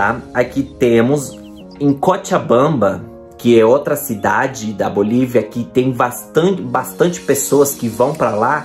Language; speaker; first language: Portuguese; non-native, fluent; Spanish